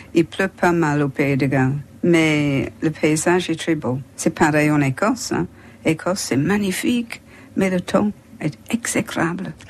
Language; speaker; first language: French; non-native, fluent; English